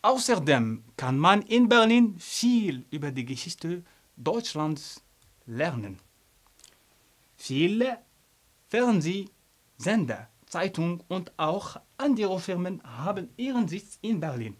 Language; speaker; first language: German; non-native, fluent; Arabic